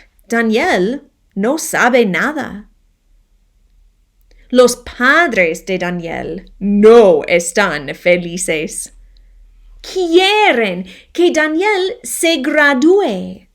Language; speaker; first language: Spanish; non-native, fluent; English